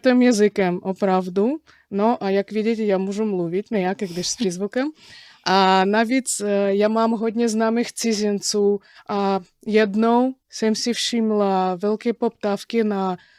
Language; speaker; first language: Czech; non-native, fluent; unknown